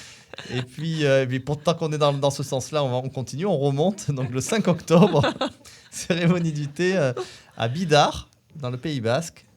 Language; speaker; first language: French; native; French